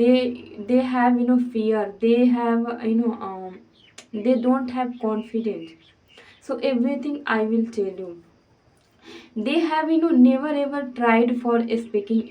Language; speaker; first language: English; non-native, fluent; Hindi